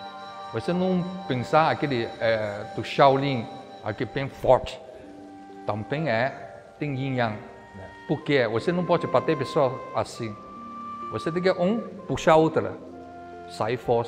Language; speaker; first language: Portuguese; non-native, learner; Chinese